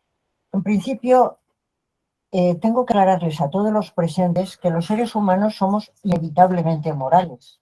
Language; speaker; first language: Spanish; native; Spanish